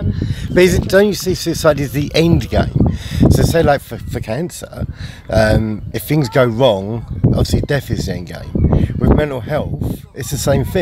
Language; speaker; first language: English; native; English